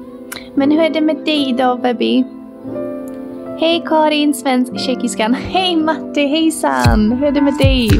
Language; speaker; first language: Swedish; early bilingual, other home language; Greek